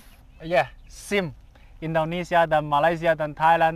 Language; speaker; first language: Indonesian; non-native, learner; Chinese